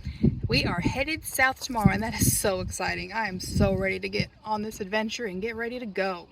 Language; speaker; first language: English; native; English